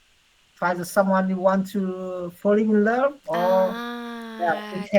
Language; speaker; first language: English; non-native, learner; Vietnamese